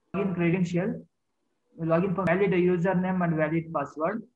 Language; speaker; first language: English; non-native, local second language; Kannada